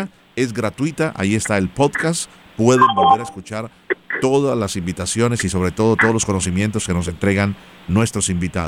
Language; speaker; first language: Spanish; native; Spanish